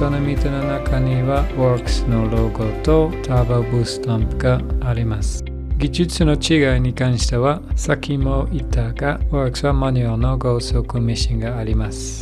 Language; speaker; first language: Japanese; non-native, learner; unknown